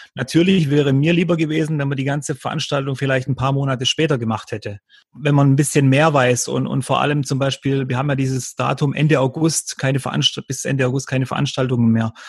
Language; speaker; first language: German; early bilingual, other home language; Croatian